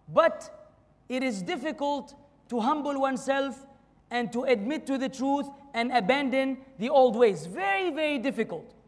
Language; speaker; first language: English; non-native, fluent; Arabic